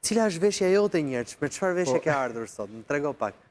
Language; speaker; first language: Albanian; native; Albanian